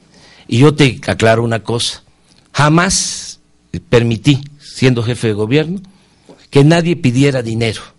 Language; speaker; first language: Spanish; native; Spanish